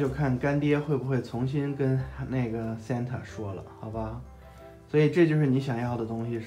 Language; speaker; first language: Chinese; native; Chinese